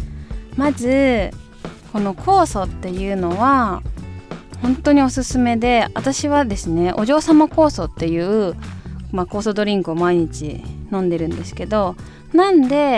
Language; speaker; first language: Japanese; native; Japanese